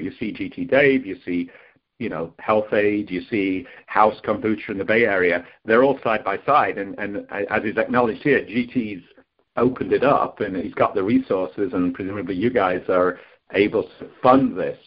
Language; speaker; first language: English; native; English